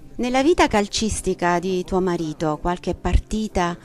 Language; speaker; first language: Italian; native; Italian